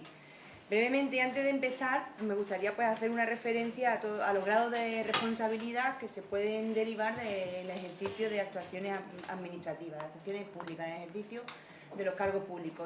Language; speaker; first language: Spanish; native; Spanish